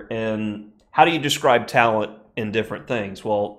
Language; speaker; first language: English; native; English